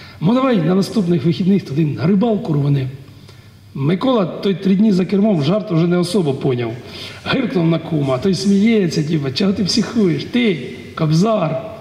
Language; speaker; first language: Ukrainian; native; Ukrainian